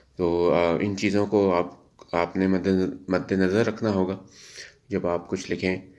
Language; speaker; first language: Urdu; native; Urdu